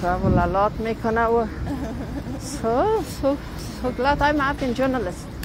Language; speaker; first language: English; non-native, learner; Persian